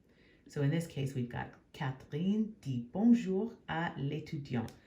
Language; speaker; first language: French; non-native, fluent; English